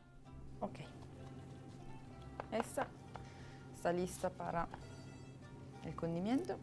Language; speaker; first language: Spanish; non-native, fluent; Italian